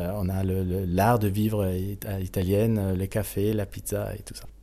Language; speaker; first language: French; non-native, fluent; German